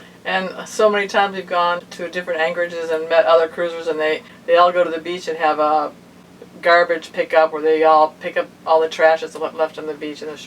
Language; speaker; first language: English; native; English